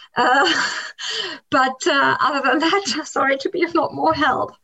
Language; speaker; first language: English; non-native, local second language; German